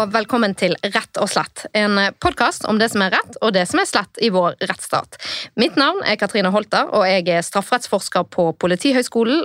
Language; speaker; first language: Norwegian; native; Norwegian